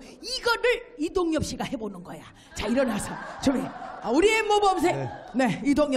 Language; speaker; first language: Korean; native; Korean